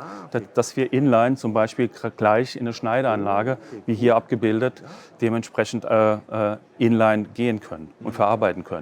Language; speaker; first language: German; native; German